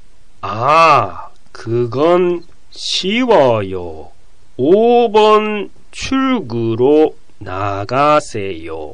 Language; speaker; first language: Korean; non-native, fluent; Japanese